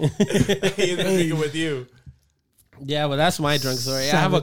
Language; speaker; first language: English; early bilingual, other home language; Spanish